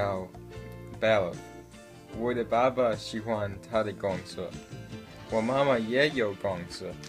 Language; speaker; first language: Chinese; non-native, learner; English